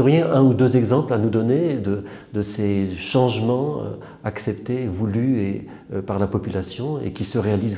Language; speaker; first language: French; native; French